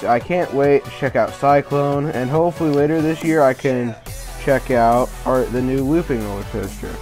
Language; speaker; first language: English; native; English